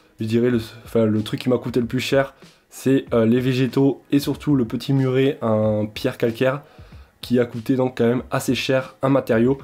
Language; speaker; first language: French; native; French